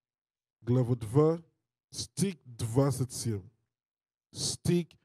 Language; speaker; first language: Russian; non-native, learner; English